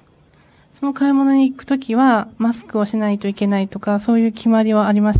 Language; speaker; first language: Japanese; native; Japanese